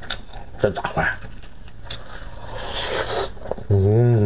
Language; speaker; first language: Chinese; native; Chinese